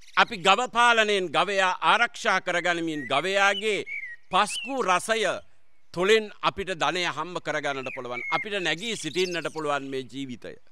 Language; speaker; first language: Sinhala; native; Sinhala